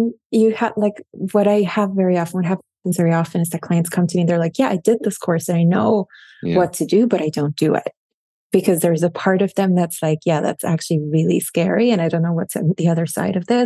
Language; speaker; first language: English; non-native, fluent; German